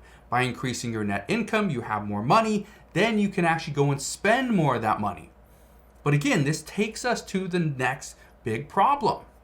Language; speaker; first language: English; native; English